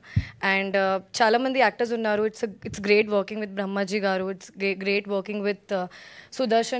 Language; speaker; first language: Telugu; non-native, learner; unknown